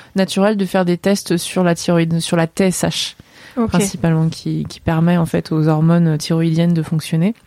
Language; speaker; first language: French; native; French